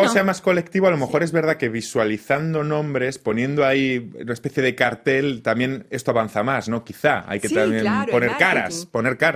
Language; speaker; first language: Spanish; native; Spanish